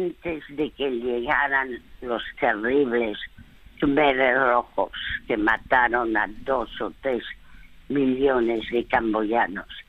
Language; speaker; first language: Spanish; early bilingual, other home language; French